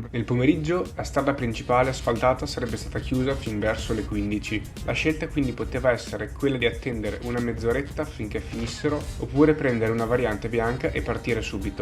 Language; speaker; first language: Italian; native; Italian